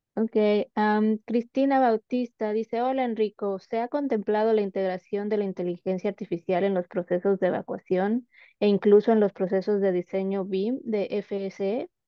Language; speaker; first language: Spanish; native; Spanish